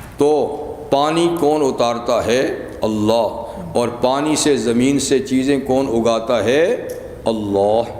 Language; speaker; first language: Urdu; native; Urdu